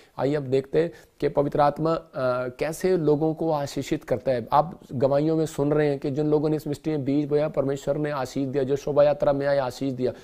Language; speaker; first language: Hindi; non-native, local second language; Punjabi